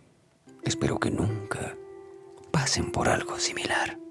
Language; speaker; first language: Spanish; native; Spanish